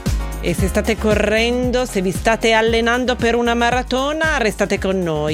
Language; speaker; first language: Italian; native; Italian